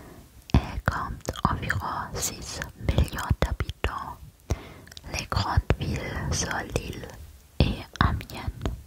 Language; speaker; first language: French; non-native, learner; German